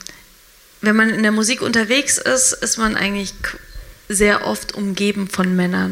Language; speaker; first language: German; native; German